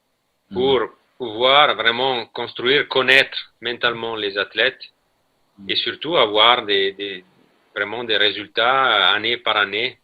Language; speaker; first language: French; non-native, fluent; Italian